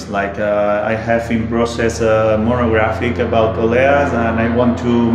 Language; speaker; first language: English; non-native, learner; Spanish